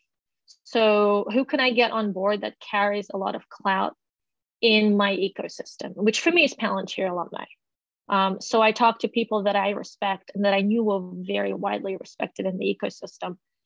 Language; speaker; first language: English; native; English